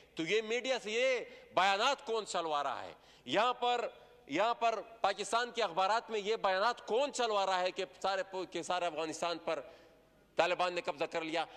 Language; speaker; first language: Urdu; non-native, local second language; Pashto